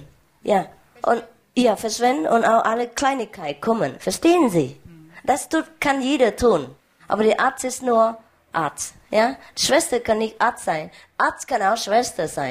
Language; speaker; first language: German; non-native, learner; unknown